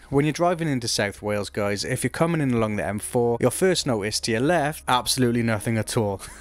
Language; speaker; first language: English; native; English